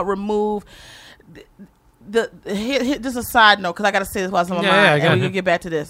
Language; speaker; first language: English; native; English